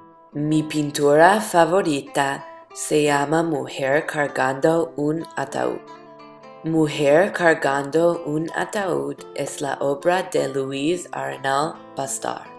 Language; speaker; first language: Spanish; non-native, learner; English